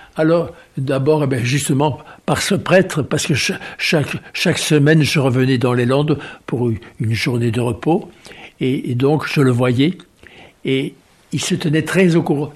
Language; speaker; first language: French; native; French